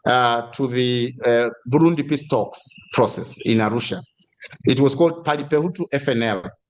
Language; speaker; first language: English; non-native, fluent; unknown